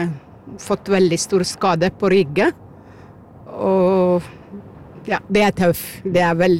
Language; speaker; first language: Norwegian; non-native, fluent; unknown